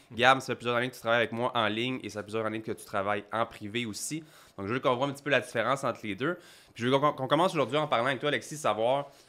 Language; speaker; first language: French; native; French